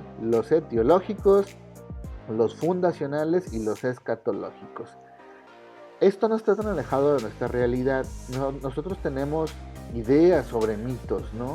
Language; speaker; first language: Spanish; native; Spanish